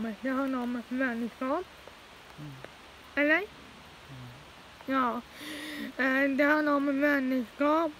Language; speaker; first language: Swedish; early bilingual, other home language; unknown